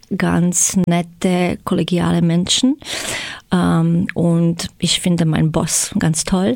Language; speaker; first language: German; non-native, fluent; Croatian